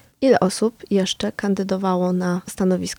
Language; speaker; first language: Polish; native; Polish